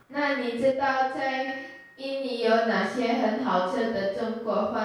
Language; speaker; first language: Chinese; non-native, learner; Indonesian